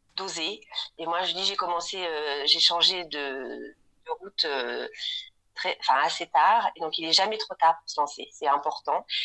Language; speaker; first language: French; native; French